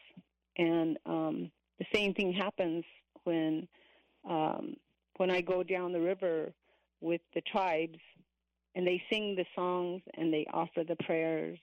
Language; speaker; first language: English; native; English